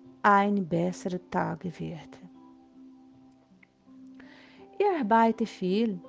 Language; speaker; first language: German; non-native, learner; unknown